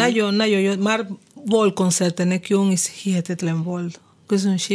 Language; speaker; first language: Hungarian; non-native, fluent; Spanish